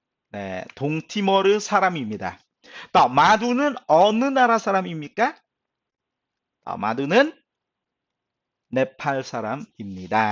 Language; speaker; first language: Korean; non-native, fluent; Khmer